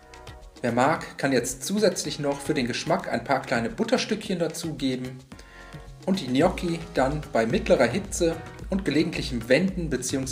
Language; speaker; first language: German; native; German